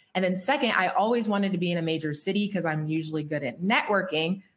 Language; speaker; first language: English; native; English